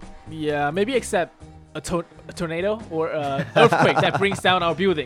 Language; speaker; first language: English; early bilingual, other home language; Chinese